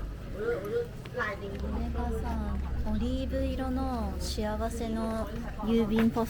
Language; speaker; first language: Japanese; native; Japanese